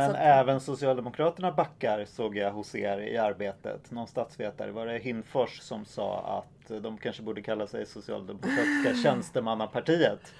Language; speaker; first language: Swedish; native; Swedish